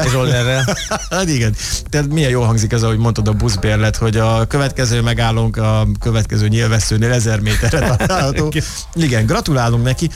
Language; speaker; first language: Hungarian; native; Hungarian